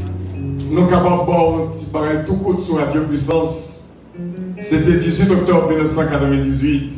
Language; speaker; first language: French; non-native, local second language; Haitian Creole